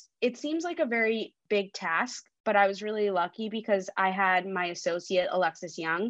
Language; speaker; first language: English; early bilingual, other home language; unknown